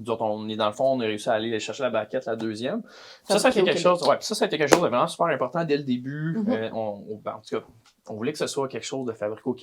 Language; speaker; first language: French; native; French